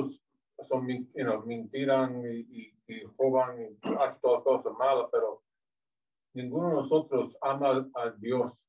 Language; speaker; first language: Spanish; non-native, learner; English